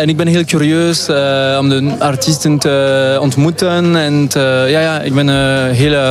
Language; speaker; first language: Dutch; non-native, local second language; French